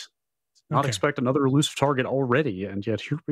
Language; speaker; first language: English; native; English